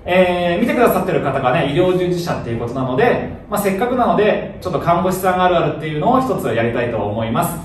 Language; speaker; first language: Japanese; native; Japanese